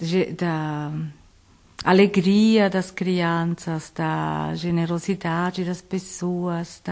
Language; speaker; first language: Portuguese; non-native, learner; Italian